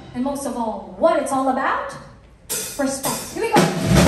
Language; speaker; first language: English; non-native, local second language; Filipino